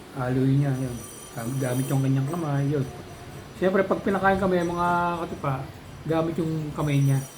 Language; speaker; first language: Filipino; native; Filipino